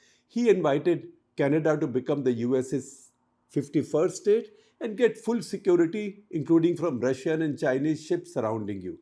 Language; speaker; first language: English; non-native, local second language; Hindi